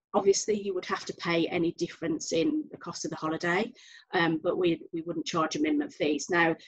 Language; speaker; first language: English; native; English